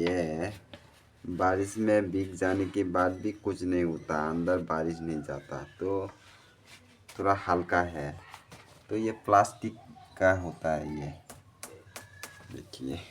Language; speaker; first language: Hindi; non-native, local second language; Kok Borok